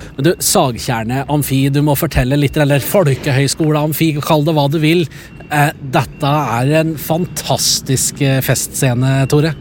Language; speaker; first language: Norwegian; native; Norwegian